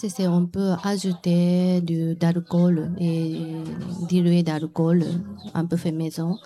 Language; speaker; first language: French; non-native, learner; Japanese